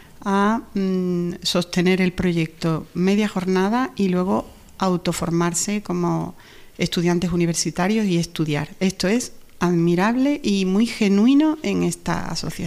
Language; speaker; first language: Spanish; native; Spanish